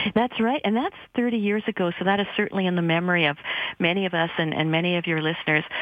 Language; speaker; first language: English; native; English